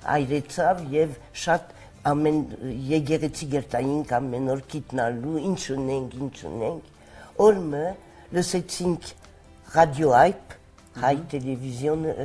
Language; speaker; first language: Armenian; early bilingual, heritage; Armenian